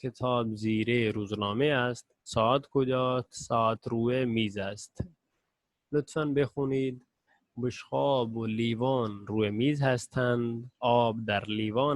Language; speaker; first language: Persian; non-native, fluent; Urdu